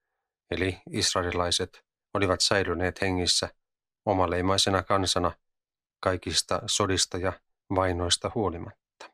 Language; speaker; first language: Finnish; native; Finnish